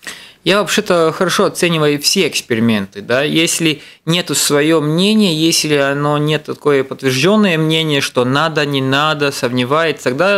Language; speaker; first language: Russian; non-native, local second language; Latvian